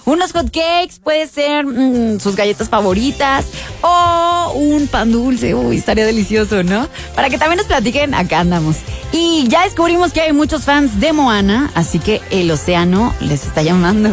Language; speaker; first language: Spanish; native; Spanish